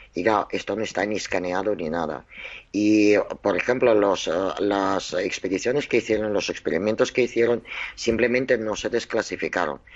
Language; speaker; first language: Spanish; non-native, fluent; Russian